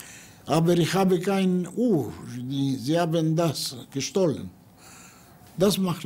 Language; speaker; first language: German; non-native, learner; Ladino